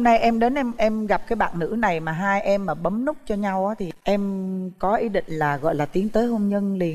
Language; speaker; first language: Vietnamese; native; Vietnamese